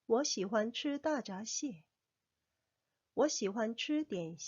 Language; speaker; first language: Chinese; non-native, fluent; Korean